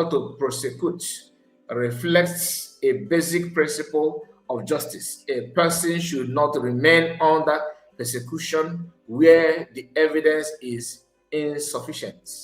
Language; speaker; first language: English; non-native, local second language; Igbo